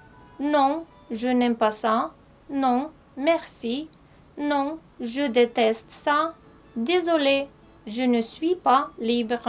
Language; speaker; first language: French; non-native, fluent; Romanian